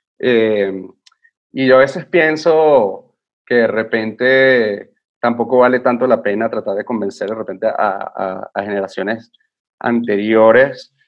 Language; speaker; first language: Spanish; native; Spanish